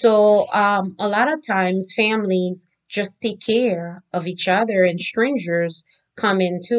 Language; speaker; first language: English; non-native, fluent; Haitian Creole